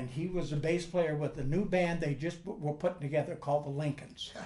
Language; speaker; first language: English; native; English